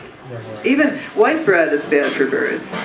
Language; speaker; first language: English; native; English